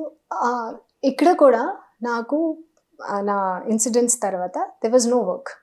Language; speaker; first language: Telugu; non-native, local second language; Hindi